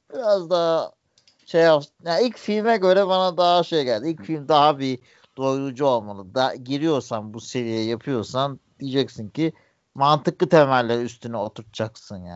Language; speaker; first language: Turkish; native; Turkish